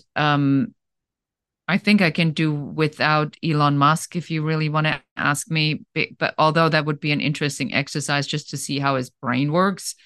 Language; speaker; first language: English; non-native, fluent; German